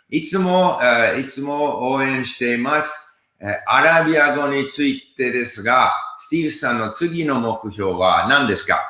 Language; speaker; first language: Japanese; non-native, fluent; English